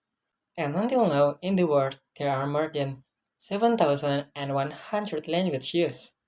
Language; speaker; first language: English; non-native, learner; Indonesian